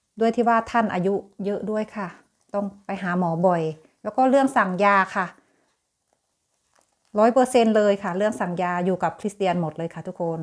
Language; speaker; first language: Thai; native; Thai